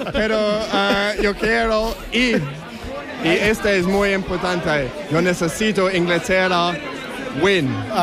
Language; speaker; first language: Spanish; non-native, learner; English